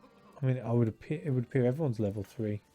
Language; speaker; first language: English; native; English